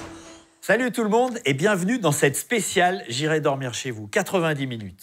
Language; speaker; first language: French; native; French